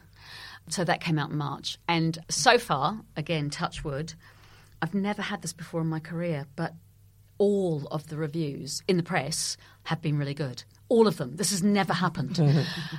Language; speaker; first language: English; native; English